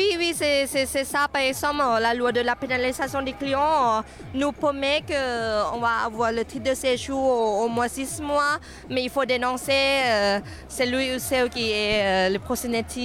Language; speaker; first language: French; non-native, fluent; Thai